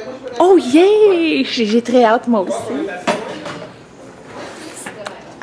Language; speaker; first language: French; native; French